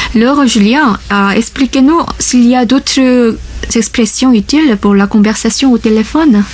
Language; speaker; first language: French; non-native, fluent; Korean